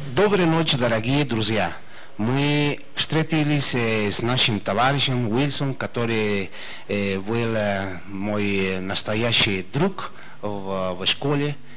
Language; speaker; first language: Russian; non-native, learner; Spanish